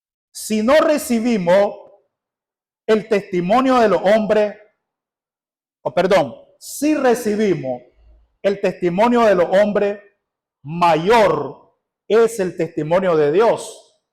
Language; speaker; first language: Spanish; native; Spanish